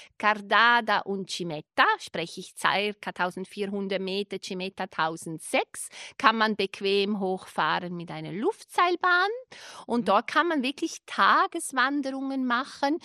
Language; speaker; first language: German; non-native, local second language; Italian